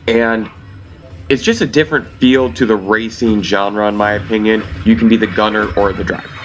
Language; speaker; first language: English; native; English